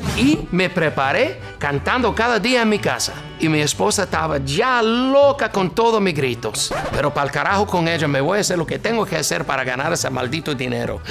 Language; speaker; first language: Spanish; non-native, fluent; English